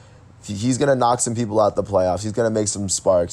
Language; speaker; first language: English; native; English